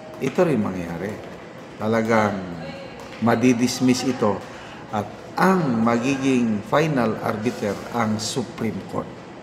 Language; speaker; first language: Filipino; native; Filipino